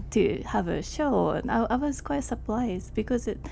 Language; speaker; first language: English; non-native, learner; Japanese